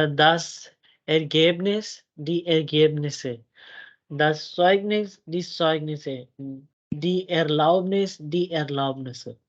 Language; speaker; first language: German; non-native, fluent; Urdu